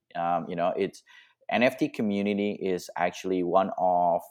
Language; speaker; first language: English; non-native, fluent; Indonesian